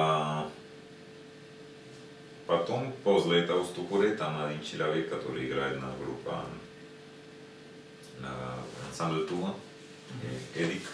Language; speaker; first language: Russian; non-native, learner; Spanish